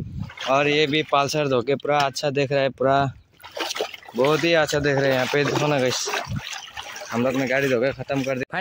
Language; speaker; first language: Hindi; non-native, local second language; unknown